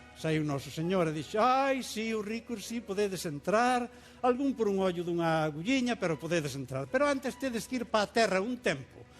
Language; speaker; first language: Galician; native; Galician